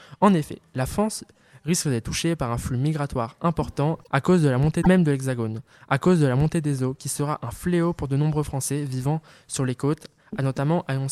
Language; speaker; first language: French; native; French